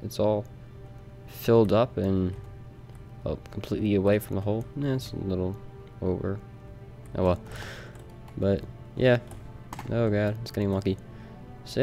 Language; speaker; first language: English; native; English